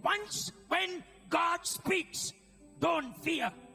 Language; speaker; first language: English; non-native, local second language; Tamil